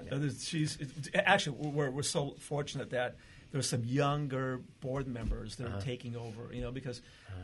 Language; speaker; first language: English; early bilingual, other home language; Portuguese